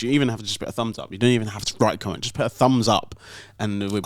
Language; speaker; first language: English; native; English